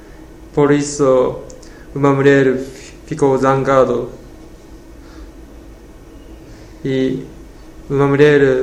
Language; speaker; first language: Spanish; non-native, learner; Portuguese